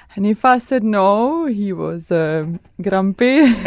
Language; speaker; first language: English; non-native, fluent; Czech